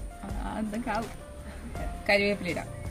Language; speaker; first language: Malayalam; native; Malayalam